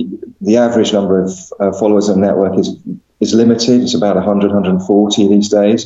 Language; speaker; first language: English; native; English